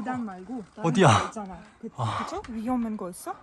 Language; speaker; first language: Korean; non-native, learner; Russian